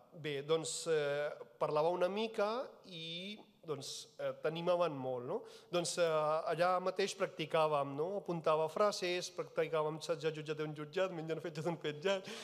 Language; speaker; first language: Catalan; non-native, fluent; Punjabi